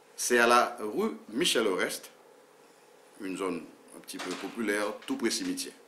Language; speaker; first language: French; non-native, local second language; Haitian Creole